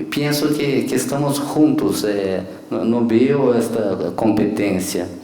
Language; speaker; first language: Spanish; non-native, fluent; Portuguese